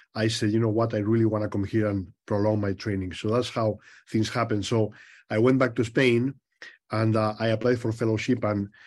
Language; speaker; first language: English; non-native, fluent; Spanish